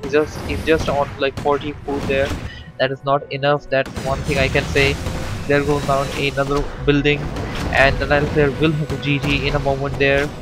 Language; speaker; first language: English; non-native, fluent; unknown